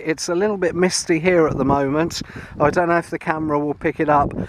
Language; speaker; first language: English; native; English